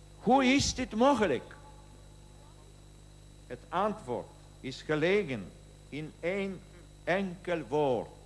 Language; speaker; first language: Dutch; non-native, learner; Polish